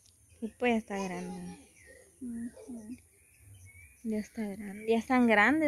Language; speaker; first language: Spanish; native; Spanish